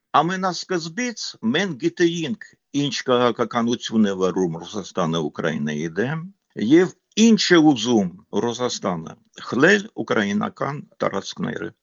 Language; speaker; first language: Armenian; non-native, fluent; Ukrainian